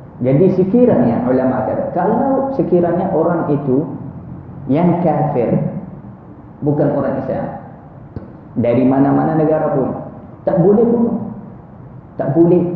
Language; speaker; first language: Malay; non-native, fluent; Arabic